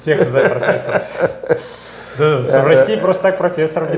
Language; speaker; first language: Russian; native; Russian